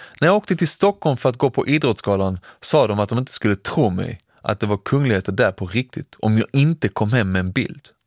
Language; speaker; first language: Swedish; early bilingual, other home language; Persian